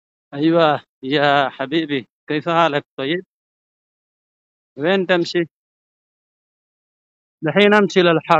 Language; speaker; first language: Arabic; non-native, learner; Urdu